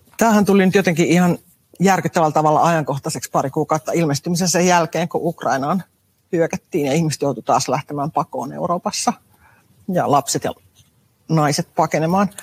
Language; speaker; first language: Finnish; native; Finnish